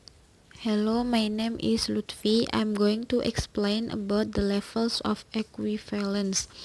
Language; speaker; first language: English; non-native, learner; Indonesian